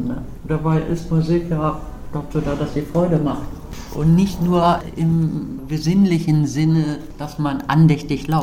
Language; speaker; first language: German; native; German